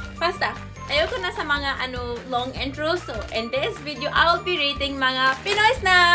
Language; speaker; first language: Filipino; non-native, learner; English